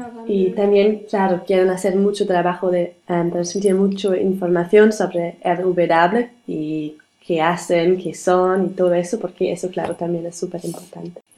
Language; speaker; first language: Spanish; non-native, learner; German